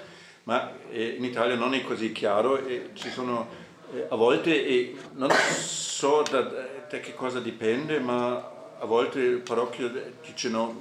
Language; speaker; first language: Italian; non-native, fluent; German